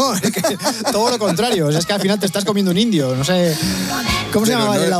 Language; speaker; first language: Spanish; native; Spanish